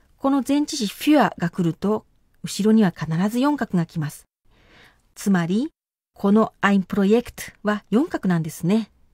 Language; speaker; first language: Japanese; native; Japanese